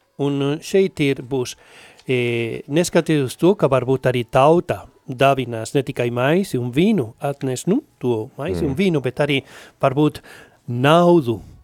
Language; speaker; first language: Latvian; non-native, fluent; Spanish